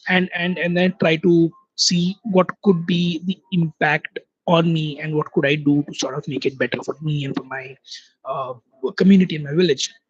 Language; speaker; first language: English; non-native, local second language; Hindi